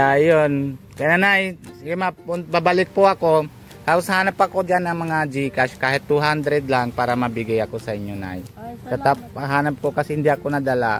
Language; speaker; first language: Filipino; non-native, local second language; Bikol